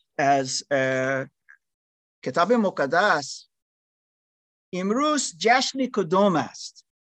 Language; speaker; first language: Persian; non-native, learner; German